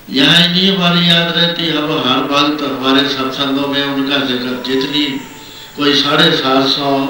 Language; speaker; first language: Hindi; non-native, local second language; Punjabi